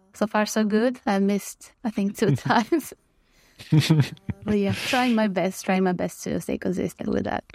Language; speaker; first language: English; non-native, fluent; Croatian